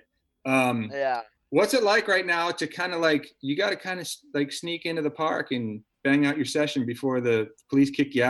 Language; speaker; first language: English; native; English